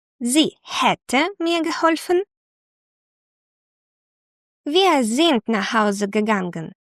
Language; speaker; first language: German; non-native, fluent; Ukrainian